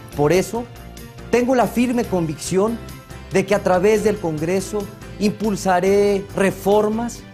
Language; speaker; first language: Spanish; native; Spanish